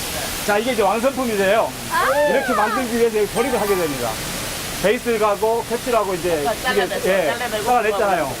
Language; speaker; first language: Korean; native; Korean